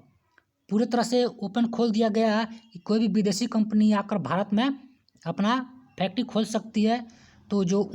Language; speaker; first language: Hindi; native; Hindi